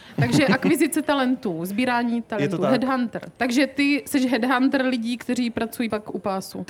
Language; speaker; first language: Czech; native; Czech